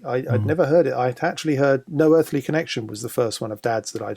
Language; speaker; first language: English; native; English